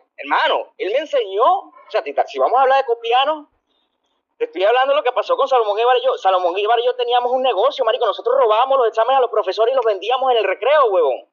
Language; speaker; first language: Spanish; native; Spanish